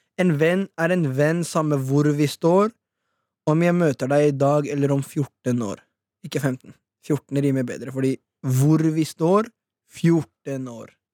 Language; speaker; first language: Norwegian; early bilingual, other home language; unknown